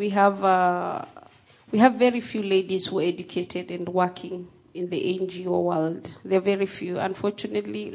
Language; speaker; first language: English; non-native, local second language; Somali